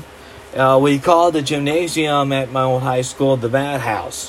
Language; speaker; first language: English; native; English